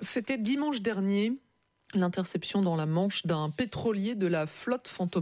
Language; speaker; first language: French; native; French